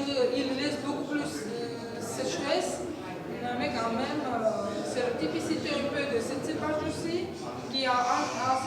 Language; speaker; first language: French; non-native, fluent; Georgian